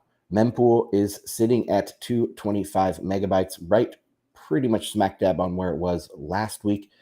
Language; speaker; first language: English; native; English